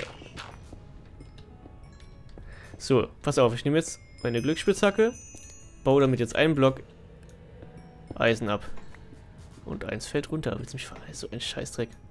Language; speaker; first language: German; native; German